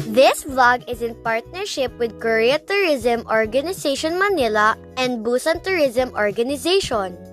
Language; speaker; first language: English; non-native, local second language; Filipino